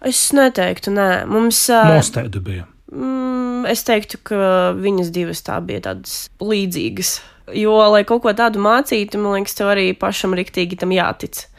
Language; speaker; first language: Latvian; non-native, local second language; Russian